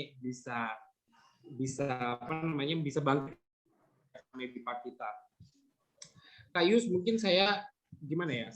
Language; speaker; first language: Indonesian; native; Indonesian